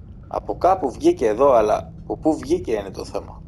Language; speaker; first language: Greek; native; Greek